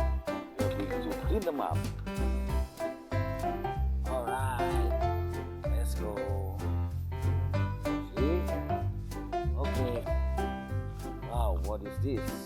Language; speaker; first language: English; non-native, learner; Indonesian